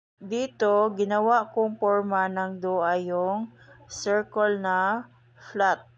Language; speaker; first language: Filipino; non-native, local second language; Cebuano